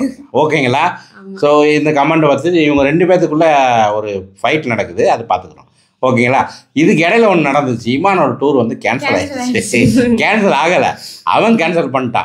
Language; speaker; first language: Tamil; native; Tamil